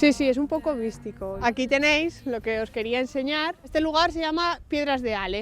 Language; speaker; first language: Spanish; native; Spanish